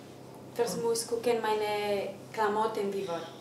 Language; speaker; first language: German; non-native, learner; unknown